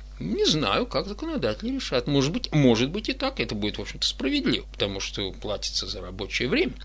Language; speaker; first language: Russian; native; Russian